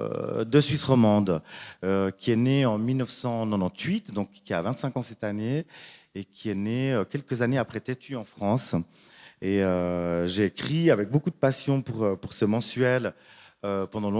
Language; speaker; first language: French; native; French